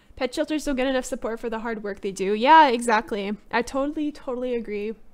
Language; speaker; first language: English; native; English